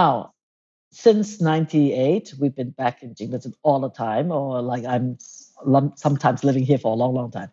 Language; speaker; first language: English; non-native, local second language; Cantonese